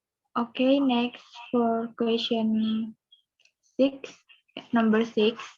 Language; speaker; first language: English; non-native, learner; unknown